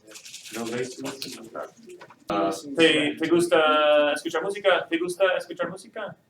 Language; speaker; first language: Spanish; non-native, fluent; English